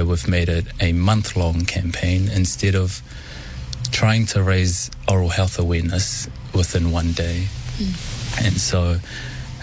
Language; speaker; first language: English; native; English